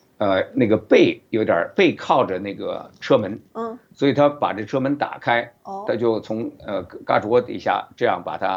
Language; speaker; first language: Chinese; native; Chinese